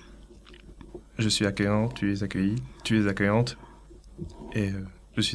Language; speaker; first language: French; native; French